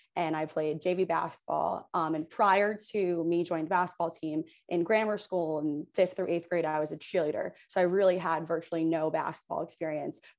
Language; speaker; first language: English; native; English